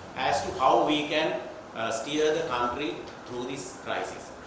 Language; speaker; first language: English; non-native, local second language; Sinhala